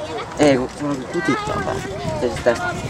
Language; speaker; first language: Finnish; native; Finnish